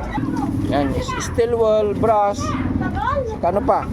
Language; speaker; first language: Filipino; native; Filipino